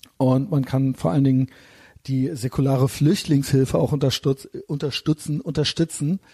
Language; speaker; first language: German; native; German